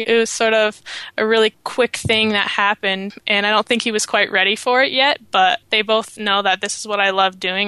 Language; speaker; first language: English; native; English